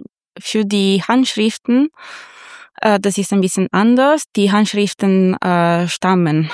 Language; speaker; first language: German; non-native, fluent; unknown